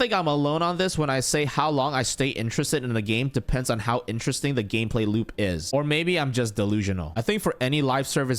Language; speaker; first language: English; native; English